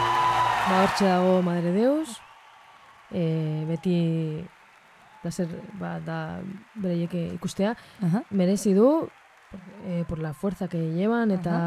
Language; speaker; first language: Basque; non-native, local second language; Spanish